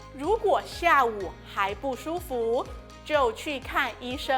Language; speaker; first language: Chinese; non-native, fluent; Thai